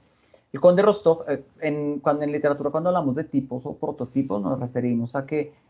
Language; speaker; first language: Spanish; native; Spanish